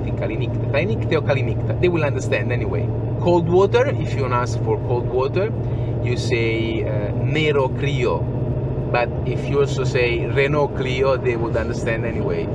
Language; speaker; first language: English; non-native, fluent; Italian